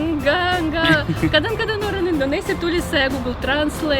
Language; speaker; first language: Indonesian; non-native, fluent; Russian